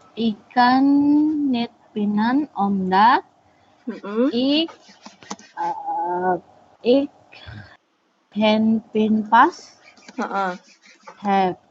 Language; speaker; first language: Dutch; non-native, learner; Indonesian